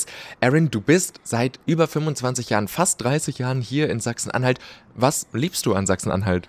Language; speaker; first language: German; native; German